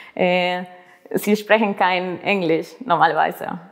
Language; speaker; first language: German; non-native, learner; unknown